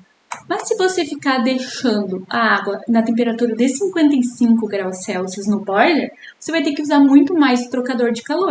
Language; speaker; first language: Portuguese; native; Portuguese